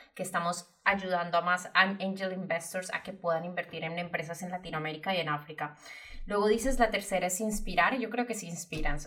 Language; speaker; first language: Spanish; native; Spanish